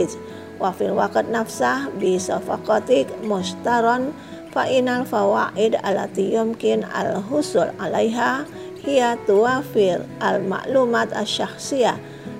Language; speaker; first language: Arabic; non-native, fluent; Indonesian